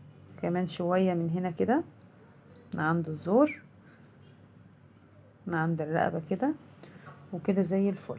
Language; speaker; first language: Arabic; native; Arabic